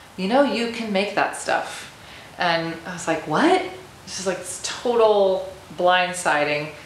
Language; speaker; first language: English; native; English